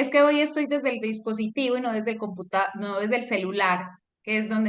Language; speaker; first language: Spanish; native; Spanish